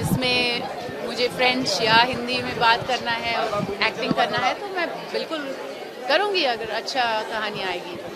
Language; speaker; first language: Hindi; non-native, local second language; French